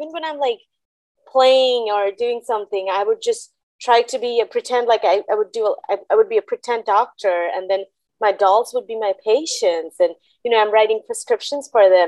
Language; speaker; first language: English; non-native, local second language; Bangla